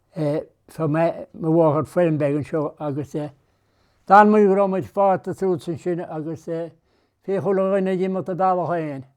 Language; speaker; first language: Irish; native; Irish